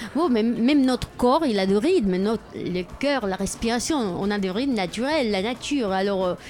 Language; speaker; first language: French; non-native, fluent; Spanish